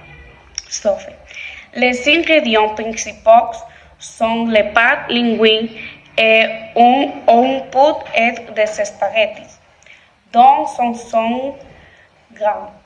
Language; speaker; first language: French; non-native, learner; Spanish